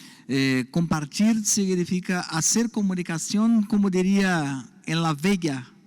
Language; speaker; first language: Spanish; non-native, learner; Portuguese